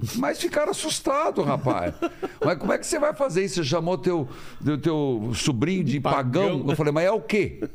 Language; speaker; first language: Portuguese; native; Portuguese